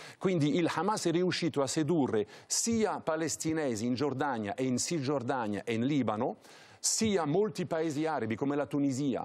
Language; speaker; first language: Italian; early bilingual, heritage; French